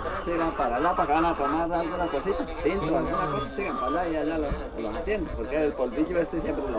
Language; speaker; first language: Spanish; native; Spanish